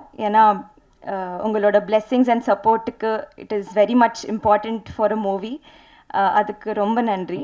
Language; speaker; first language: Tamil; non-native, learner; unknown